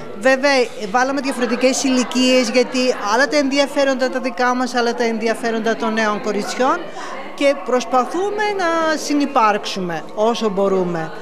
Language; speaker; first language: Greek; native; Greek